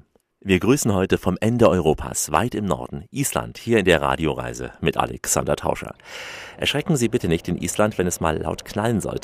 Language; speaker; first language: German; native; German